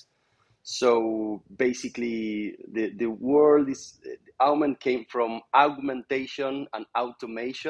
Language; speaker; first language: English; non-native, fluent; Spanish